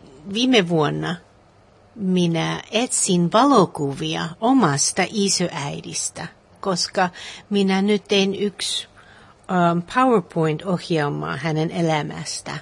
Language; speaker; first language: Finnish; non-native, learner; English